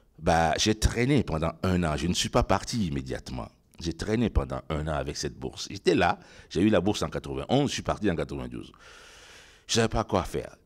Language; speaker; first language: French; non-native, local second language; Ewe